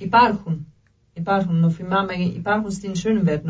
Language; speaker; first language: Greek; non-native, learner; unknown